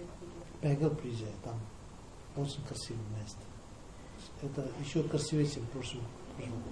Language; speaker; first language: Russian; non-native, learner; Tibetan